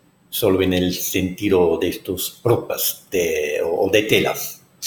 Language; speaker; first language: Spanish; non-native, learner; English